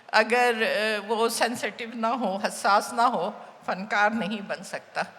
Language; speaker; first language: Urdu; native; Urdu